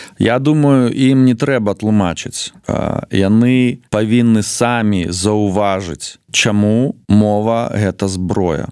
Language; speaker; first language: Belarusian; non-native, local second language; Russian